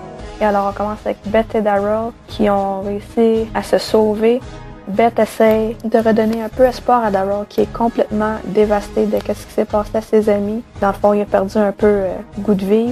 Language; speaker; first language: French; native; French